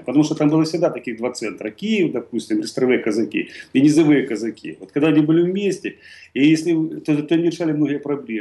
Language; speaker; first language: Russian; native; Russian